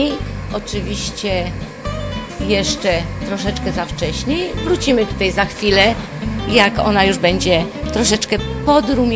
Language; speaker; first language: Polish; non-native, fluent; Italian